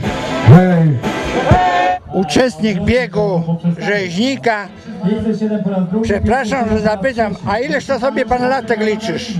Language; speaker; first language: Polish; native; Polish